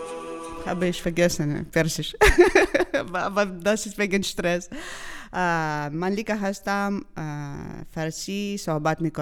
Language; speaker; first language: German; non-native, learner; Ukrainian